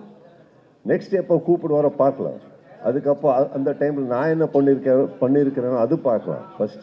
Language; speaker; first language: Tamil; non-native, local second language; Kannada